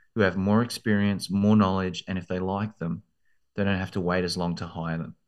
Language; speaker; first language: English; native; English